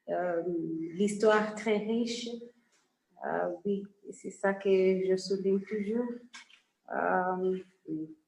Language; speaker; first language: French; non-native, fluent; Swahili